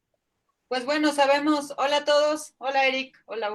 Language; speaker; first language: Spanish; native; Spanish